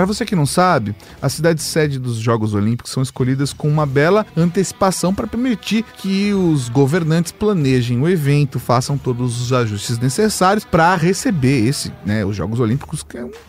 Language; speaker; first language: Portuguese; native; Portuguese